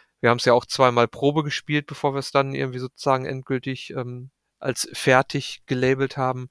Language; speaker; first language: German; native; German